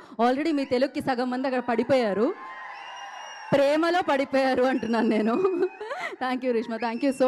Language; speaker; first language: Telugu; native; Telugu